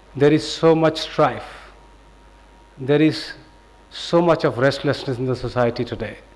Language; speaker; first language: English; non-native, local second language; Punjabi